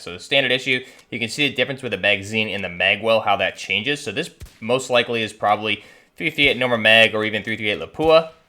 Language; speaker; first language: English; native; English